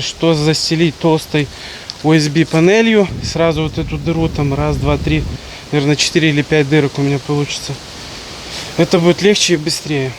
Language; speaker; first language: Russian; native; Russian